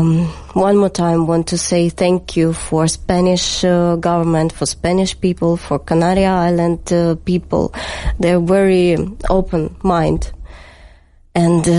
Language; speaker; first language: English; non-native, learner; Ukrainian